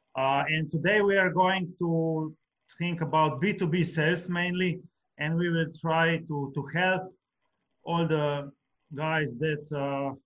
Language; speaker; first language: English; non-native, fluent; Slovenian